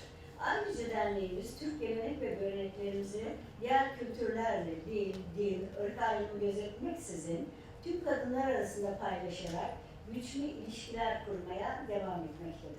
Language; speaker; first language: Turkish; native; Turkish